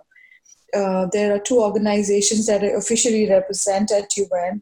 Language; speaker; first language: English; non-native, local second language; Hindi